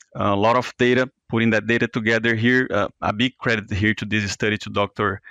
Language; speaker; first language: English; non-native, fluent; Portuguese